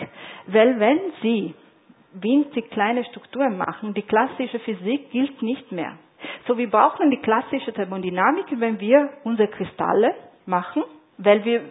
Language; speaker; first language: German; non-native, fluent; Italian